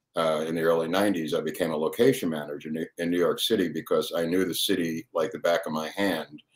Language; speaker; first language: English; native; English